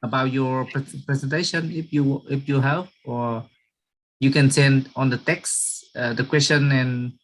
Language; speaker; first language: English; non-native, learner; Vietnamese